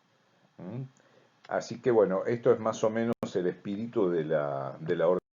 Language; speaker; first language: Spanish; native; Spanish